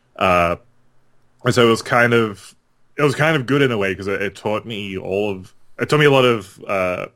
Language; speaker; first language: English; native; English